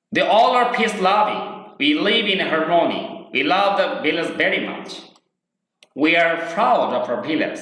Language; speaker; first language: English; non-native, local second language; Bangla